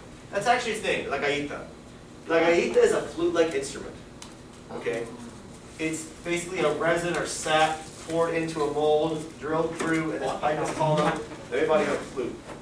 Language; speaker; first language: English; native; English